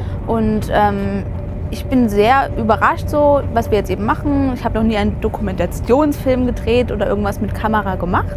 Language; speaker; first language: German; native; German